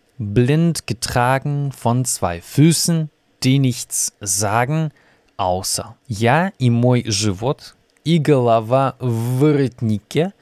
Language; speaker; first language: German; non-native, fluent; Russian